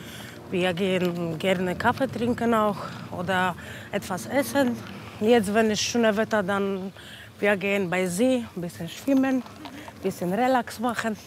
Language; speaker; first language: German; non-native, learner; Polish